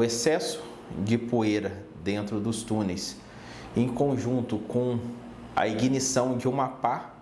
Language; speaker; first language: Portuguese; native; Portuguese